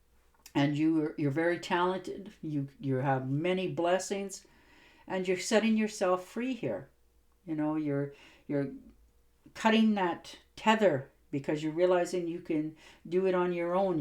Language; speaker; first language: English; native; English